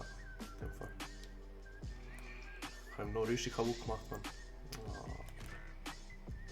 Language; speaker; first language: German; native; German